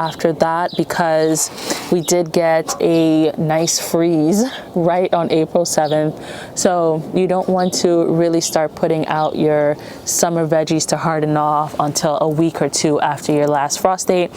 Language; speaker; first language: English; native; English